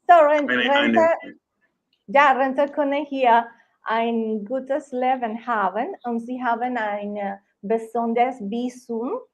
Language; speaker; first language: German; non-native, learner; Spanish